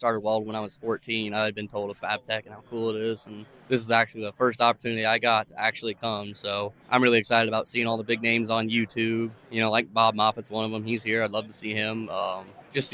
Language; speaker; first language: English; native; English